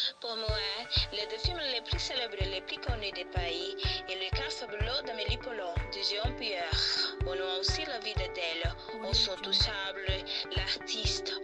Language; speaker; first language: French; non-native, learner; Portuguese